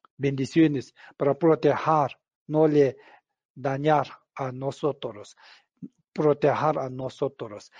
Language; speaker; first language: Spanish; non-native, learner; Tibetan